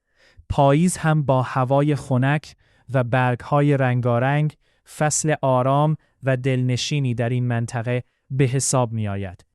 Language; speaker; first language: Persian; native; Persian